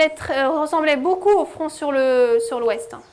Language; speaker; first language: French; native; French